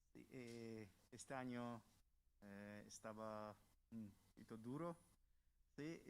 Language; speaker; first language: Spanish; non-native, learner; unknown